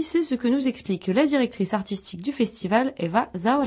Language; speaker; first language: French; native; French